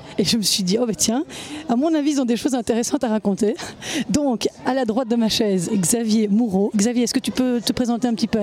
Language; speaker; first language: French; native; French